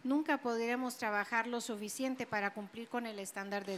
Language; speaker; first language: Spanish; native; Spanish